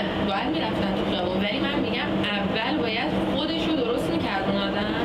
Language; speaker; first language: Persian; native; Persian